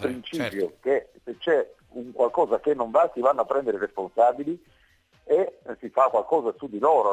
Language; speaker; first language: Italian; native; Italian